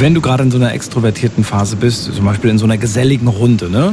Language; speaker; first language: German; native; German